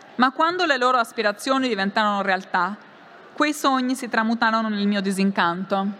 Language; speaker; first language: Italian; non-native, fluent; Albanian